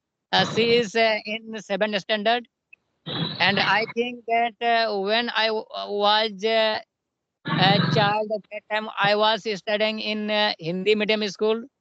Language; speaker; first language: English; non-native, learner; Hindi